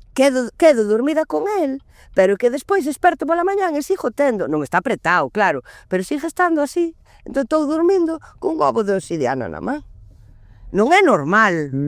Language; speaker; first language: Galician; non-native, local second language; Spanish